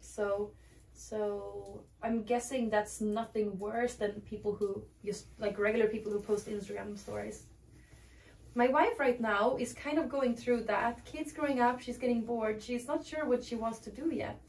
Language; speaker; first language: English; non-native, fluent; Swedish